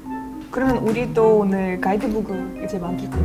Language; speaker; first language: Korean; non-native, fluent; Russian